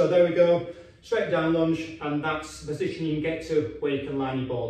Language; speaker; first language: English; native; English